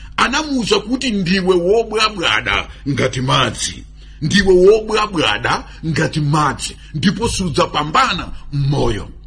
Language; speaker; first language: Nyanja; non-native, local second language; Tumbuka